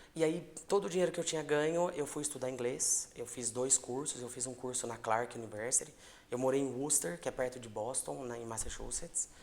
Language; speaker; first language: Portuguese; native; Portuguese